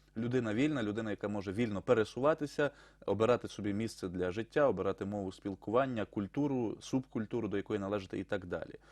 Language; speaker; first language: Ukrainian; native; Ukrainian